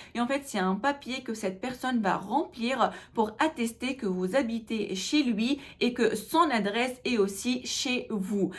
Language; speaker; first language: French; non-native, local second language; Arabic